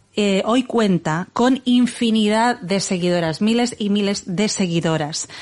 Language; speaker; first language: Spanish; native; Spanish